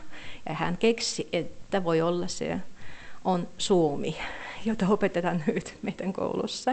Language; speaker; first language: Finnish; non-native, fluent; Russian